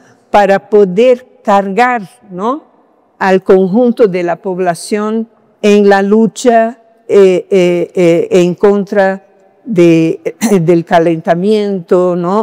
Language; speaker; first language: Spanish; non-native, fluent; Portuguese